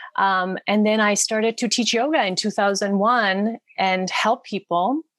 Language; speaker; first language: English; non-native, fluent; Spanish